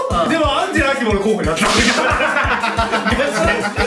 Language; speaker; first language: Japanese; native; Japanese